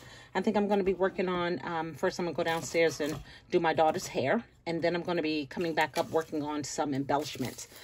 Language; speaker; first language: English; native; English